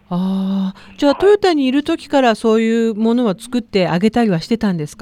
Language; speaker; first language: Japanese; native; Japanese